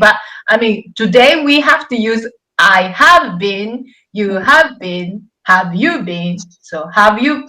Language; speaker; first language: English; non-native, fluent; Japanese